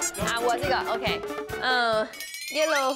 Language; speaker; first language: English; non-native, learner; Vietnamese